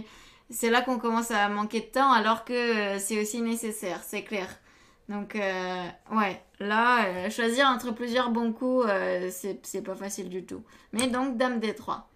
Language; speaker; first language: French; native; French